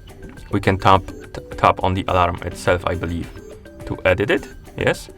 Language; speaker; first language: English; non-native, fluent; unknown